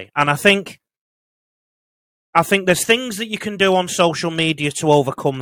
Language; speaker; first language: English; native; English